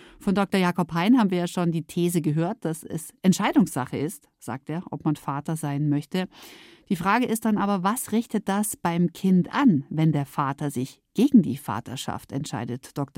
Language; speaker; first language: German; native; German